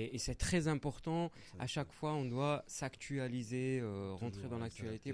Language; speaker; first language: French; native; French